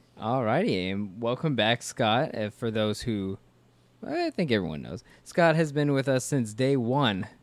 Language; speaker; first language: English; native; English